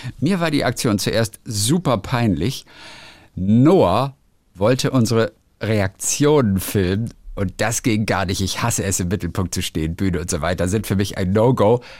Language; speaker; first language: German; native; German